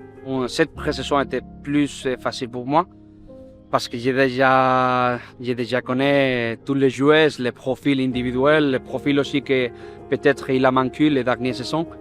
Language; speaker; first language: French; non-native, fluent; Spanish